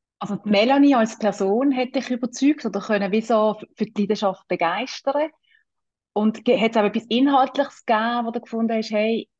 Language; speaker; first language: German; native; German